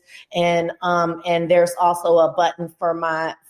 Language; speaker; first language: English; native; English